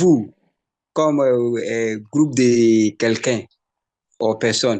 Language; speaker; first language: French; non-native, learner; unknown